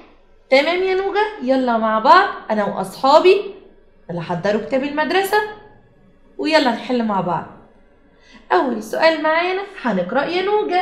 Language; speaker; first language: Arabic; native; Arabic